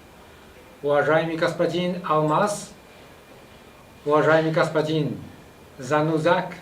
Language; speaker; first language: Russian; non-native, fluent; Chinese